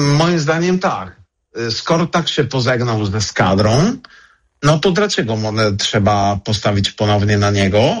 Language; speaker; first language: Polish; non-native, fluent; Italian